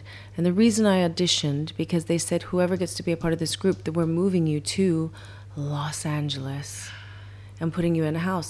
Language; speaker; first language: English; native; English